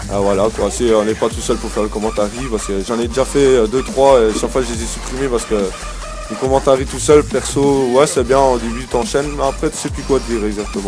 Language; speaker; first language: French; native; French